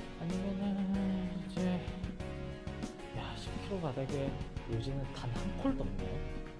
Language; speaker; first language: Korean; native; Korean